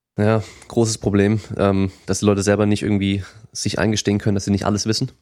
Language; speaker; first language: German; native; German